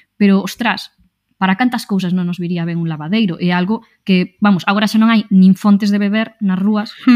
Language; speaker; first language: Galician; non-native, local second language; Spanish